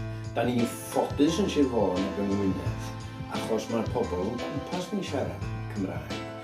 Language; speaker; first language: Welsh; native; Welsh